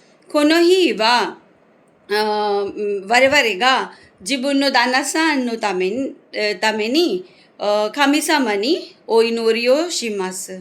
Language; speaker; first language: Japanese; non-native, fluent; Hindi